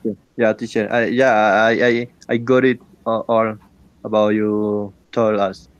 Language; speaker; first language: English; non-native, learner; Spanish